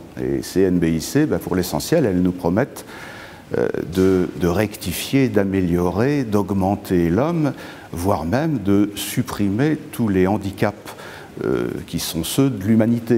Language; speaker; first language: French; native; French